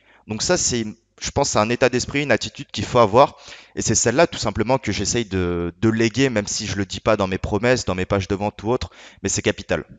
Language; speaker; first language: French; native; French